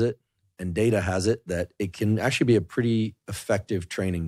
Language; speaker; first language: English; native; English